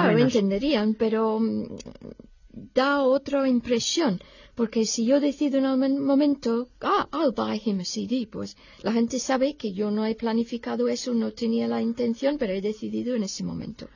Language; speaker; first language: Spanish; non-native, fluent; English